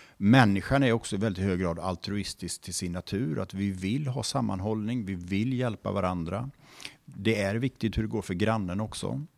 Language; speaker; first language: Swedish; native; Swedish